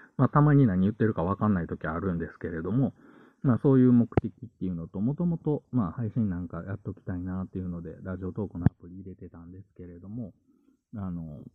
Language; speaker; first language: Japanese; native; Japanese